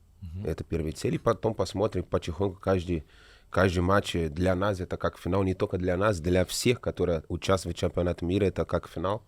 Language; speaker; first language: Russian; non-native, learner; Portuguese